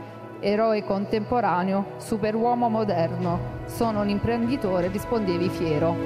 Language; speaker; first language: Italian; native; Italian